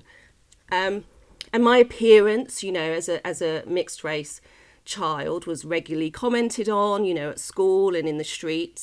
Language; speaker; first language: English; native; English